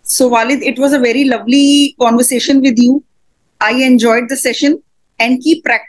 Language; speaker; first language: English; non-native, local second language; Hindi